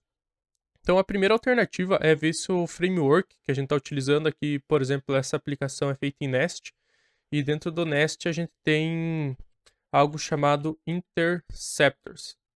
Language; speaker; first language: Portuguese; native; Portuguese